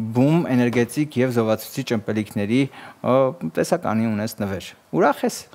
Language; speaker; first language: Armenian; native; Armenian